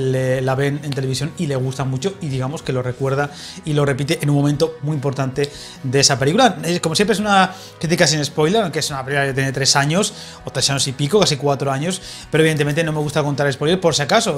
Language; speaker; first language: Spanish; native; Spanish